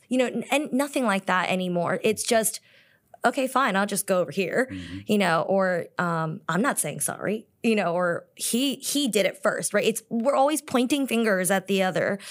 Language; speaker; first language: English; early bilingual, other home language; Korean